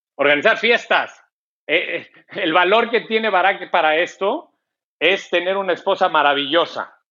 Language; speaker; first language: Spanish; native; Spanish